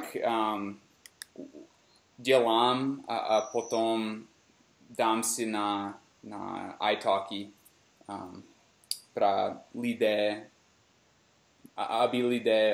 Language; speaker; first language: Czech; non-native, learner; English